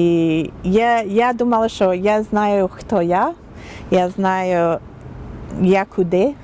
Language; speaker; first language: Ukrainian; non-native, learner; English